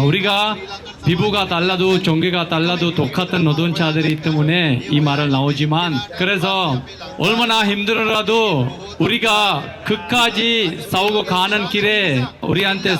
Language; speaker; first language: Korean; non-native, fluent; Sinhala